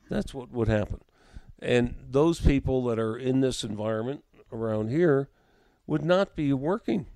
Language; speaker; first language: English; native; English